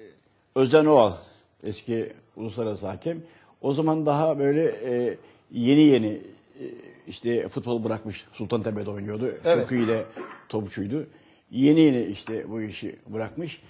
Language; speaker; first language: Turkish; native; Turkish